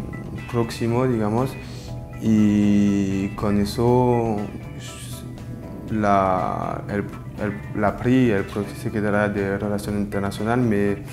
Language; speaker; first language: Spanish; non-native, learner; French